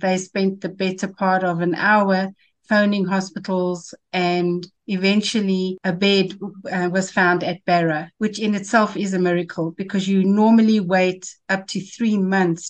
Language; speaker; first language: English; native; English